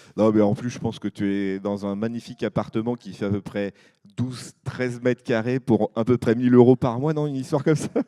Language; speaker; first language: French; native; French